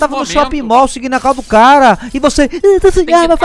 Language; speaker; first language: Portuguese; native; Portuguese